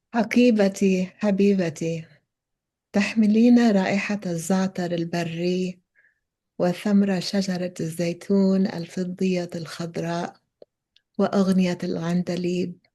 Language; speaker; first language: Arabic; early bilingual, other home language; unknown